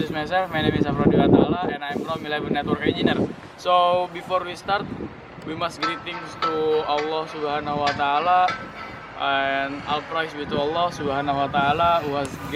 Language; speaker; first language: English; non-native, learner; Indonesian